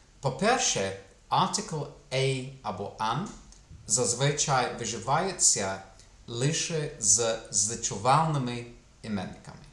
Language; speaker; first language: Ukrainian; non-native, fluent; English